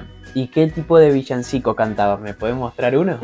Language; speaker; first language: Spanish; native; Spanish